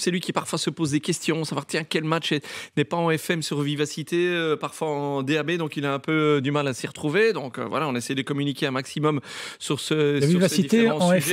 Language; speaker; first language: French; native; French